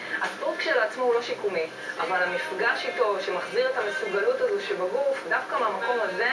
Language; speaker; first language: Hebrew; native; Hebrew